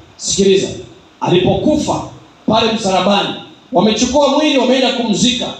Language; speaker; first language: Swahili; native; Swahili